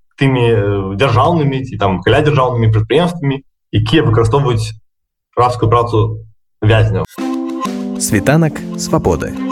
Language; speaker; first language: Belarusian; non-native, local second language; Russian